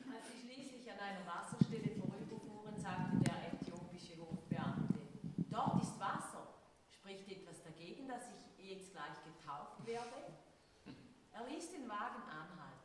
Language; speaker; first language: German; native; German